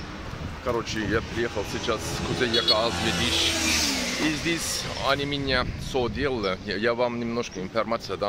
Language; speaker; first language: Russian; non-native, learner; Turkish